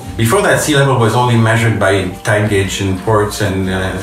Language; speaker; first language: English; non-native, fluent; French